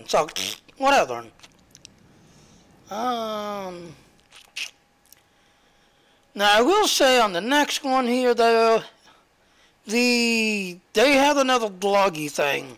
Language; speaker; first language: English; native; English